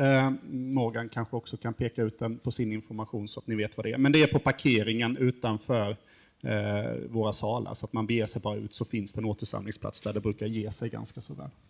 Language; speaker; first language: Swedish; native; Swedish